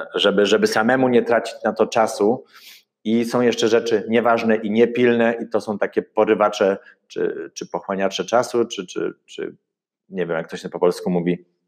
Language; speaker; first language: Polish; early bilingual, heritage; Polish